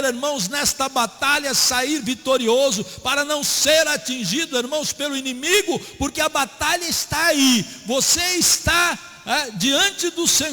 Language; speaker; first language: Portuguese; native; Portuguese